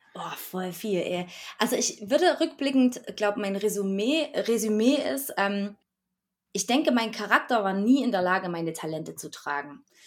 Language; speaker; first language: German; native; German